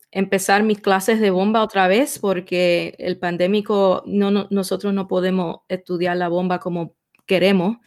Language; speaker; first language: Spanish; early bilingual, heritage; Spanish